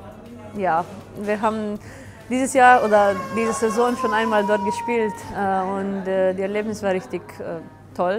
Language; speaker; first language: German; non-native, fluent; Slovenian